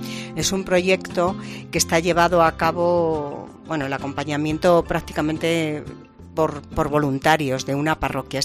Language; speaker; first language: Spanish; native; Spanish